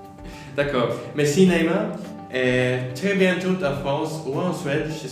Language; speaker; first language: French; non-native, learner; Swedish